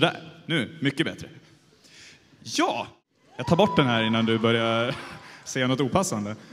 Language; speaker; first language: Swedish; native; Swedish